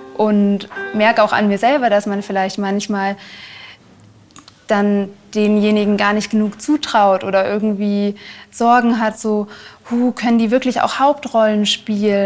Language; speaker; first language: German; native; German